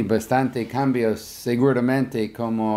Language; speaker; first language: Spanish; non-native, fluent; English